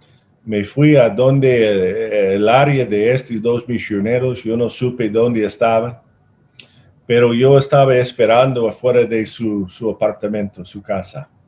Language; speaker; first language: Spanish; non-native, fluent; English